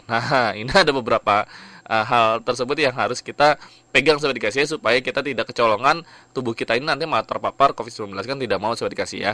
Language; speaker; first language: Indonesian; native; Indonesian